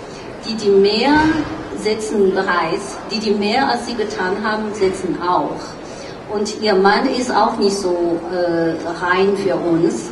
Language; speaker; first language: German; non-native, fluent; Chinese